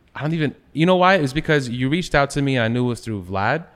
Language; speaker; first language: English; native; English